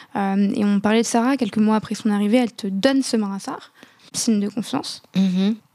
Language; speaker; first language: French; non-native, local second language; Arabic